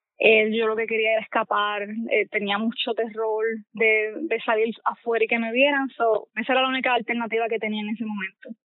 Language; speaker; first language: Spanish; native; Spanish